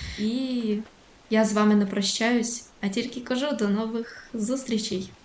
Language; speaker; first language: Ukrainian; non-native, local second language; Russian